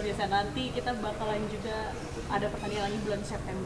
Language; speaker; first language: Indonesian; native; Indonesian